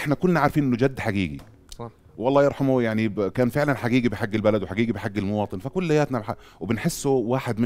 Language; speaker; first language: Arabic; native; Arabic